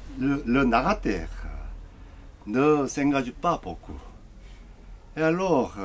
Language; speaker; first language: French; non-native, learner; Korean